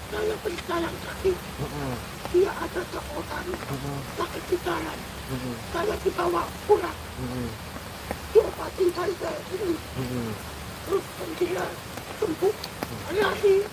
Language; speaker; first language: Indonesian; non-native, local second language; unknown